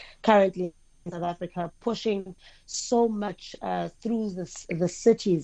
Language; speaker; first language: English; non-native, local second language; Xhosa